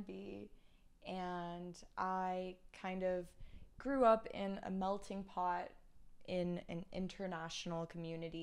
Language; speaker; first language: English; non-native, fluent; Chinese